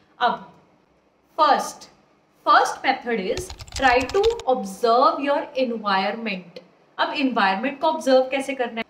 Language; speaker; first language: Hindi; native; Hindi